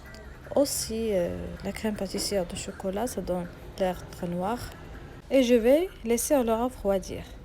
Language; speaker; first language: French; non-native, local second language; Arabic